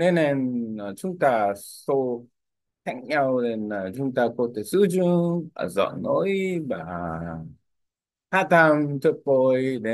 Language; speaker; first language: Vietnamese; non-native, learner; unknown